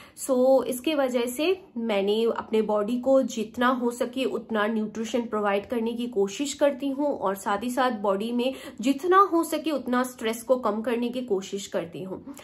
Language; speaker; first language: Hindi; native; Hindi